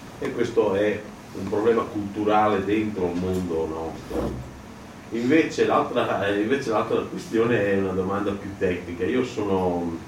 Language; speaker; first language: Italian; native; Italian